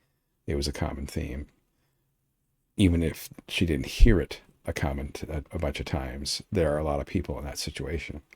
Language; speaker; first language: English; native; English